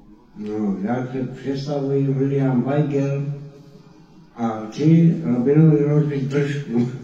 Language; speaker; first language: Czech; non-native, local second language; Romany